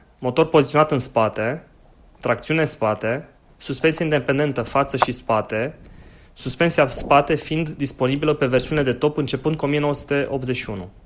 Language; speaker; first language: Romanian; native; Romanian